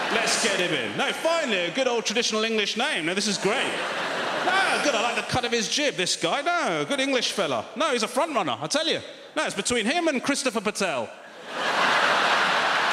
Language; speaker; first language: English; native; English